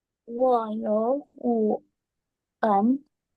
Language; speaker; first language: Chinese; non-native, learner; Indonesian